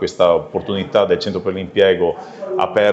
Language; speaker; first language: Italian; native; Italian